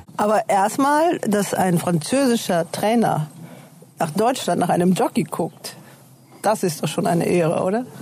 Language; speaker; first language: German; native; German